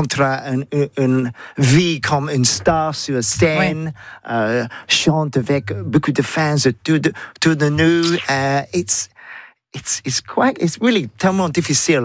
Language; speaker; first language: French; non-native, learner; English